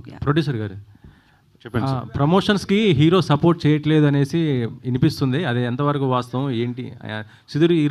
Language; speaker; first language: Telugu; native; Telugu